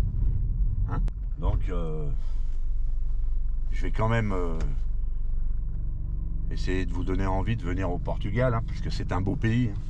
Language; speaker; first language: French; native; French